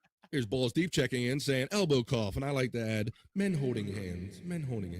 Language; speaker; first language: English; native; English